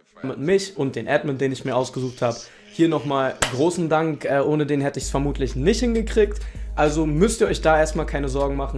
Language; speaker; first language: German; native; German